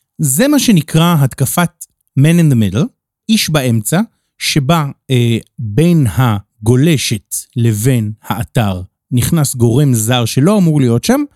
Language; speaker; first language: Hebrew; native; Hebrew